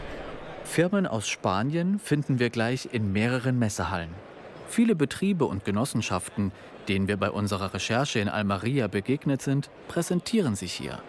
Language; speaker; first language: German; native; German